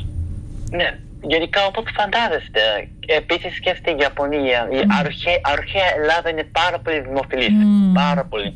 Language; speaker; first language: Greek; non-native, fluent; Japanese